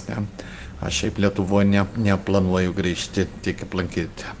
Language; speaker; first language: Lithuanian; early bilingual, heritage; Portuguese